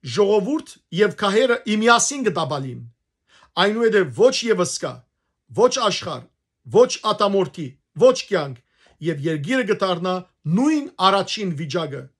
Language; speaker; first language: Armenian; native; Armenian